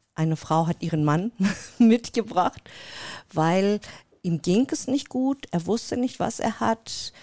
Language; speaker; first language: German; native; German